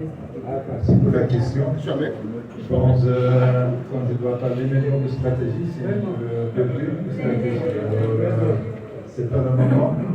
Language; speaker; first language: French; non-native, local second language; Dutch